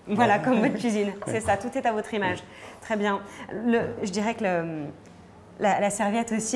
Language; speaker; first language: French; native; French